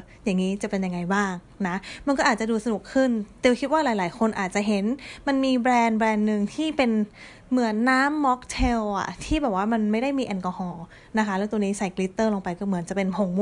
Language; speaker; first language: Thai; native; Thai